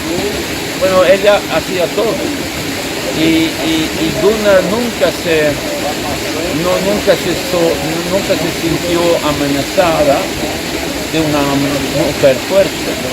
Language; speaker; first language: Spanish; non-native, fluent; Swedish